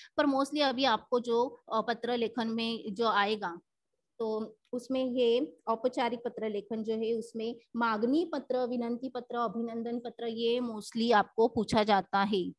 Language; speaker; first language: Hindi; non-native, local second language; Marathi